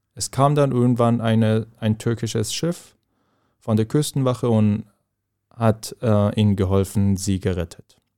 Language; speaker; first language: German; non-native, fluent; Persian